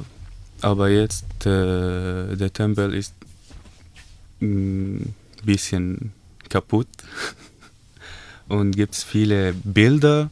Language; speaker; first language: German; non-native, learner; Arabic